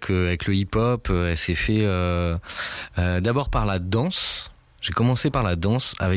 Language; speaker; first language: French; native; French